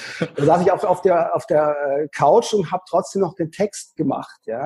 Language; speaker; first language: German; native; German